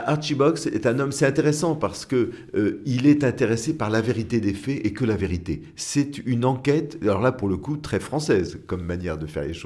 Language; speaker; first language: French; native; French